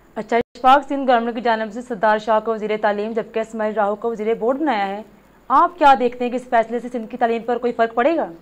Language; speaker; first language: Urdu; native; Urdu